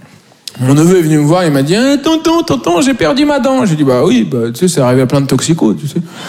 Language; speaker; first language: French; native; French